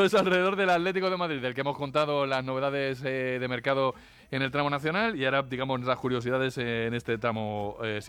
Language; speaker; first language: Spanish; native; Spanish